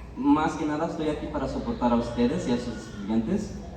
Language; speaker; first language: Spanish; early bilingual, heritage; Spanish